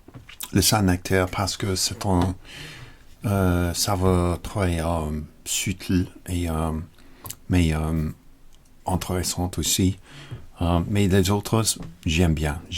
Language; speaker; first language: French; non-native, learner; English